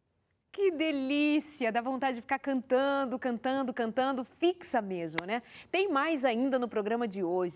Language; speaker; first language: Portuguese; native; Portuguese